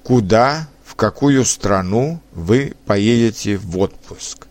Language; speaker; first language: Russian; non-native, learner; Czech